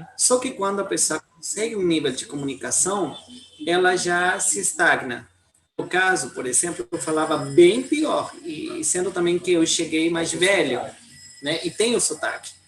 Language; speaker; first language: Portuguese; non-native, fluent; Spanish